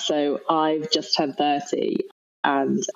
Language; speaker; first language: English; native; English